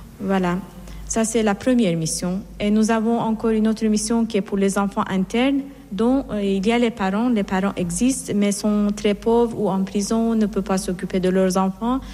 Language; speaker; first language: French; non-native, fluent; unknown